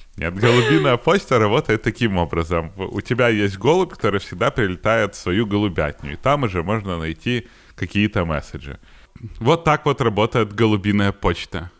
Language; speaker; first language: Russian; native; Russian